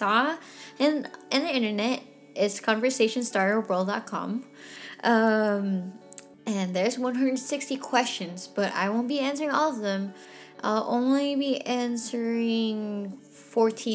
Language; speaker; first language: English; non-native, local second language; Filipino